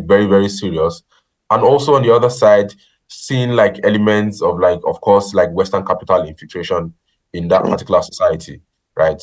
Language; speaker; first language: English; non-native, local second language; Yoruba